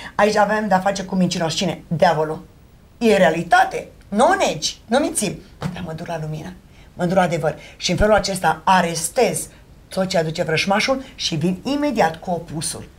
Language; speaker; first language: Romanian; native; Romanian